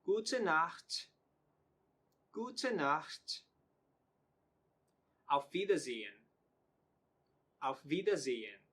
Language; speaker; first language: German; non-native, learner; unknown